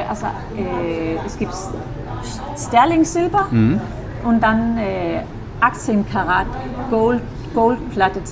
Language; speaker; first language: German; non-native, fluent; Danish